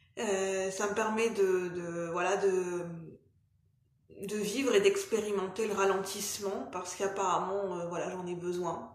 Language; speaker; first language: French; native; French